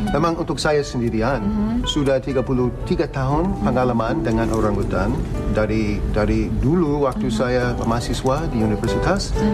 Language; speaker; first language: Indonesian; non-native, fluent; English